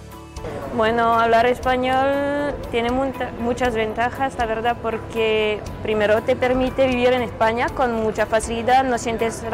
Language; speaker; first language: Spanish; non-native, fluent; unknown